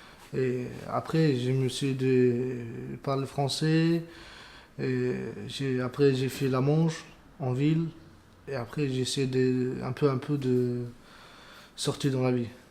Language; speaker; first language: French; non-native, learner; Romanian